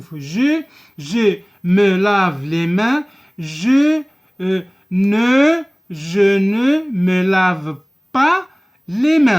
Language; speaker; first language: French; non-native, local second language; Arabic